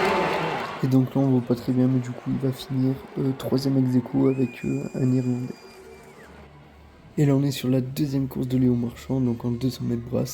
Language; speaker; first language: French; native; French